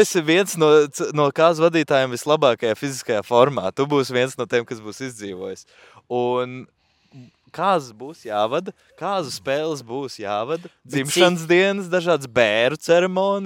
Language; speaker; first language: Latvian; native; Latvian